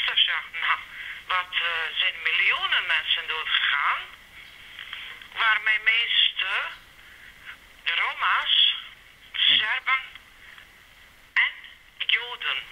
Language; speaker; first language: Dutch; non-native, learner; Serbian